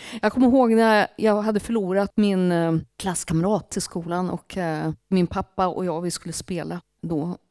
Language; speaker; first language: Swedish; native; Swedish